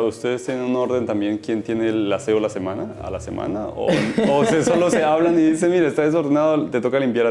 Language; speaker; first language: Spanish; native; Spanish